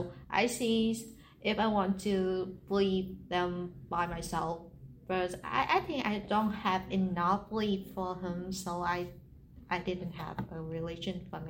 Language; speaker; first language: English; non-native, learner; Vietnamese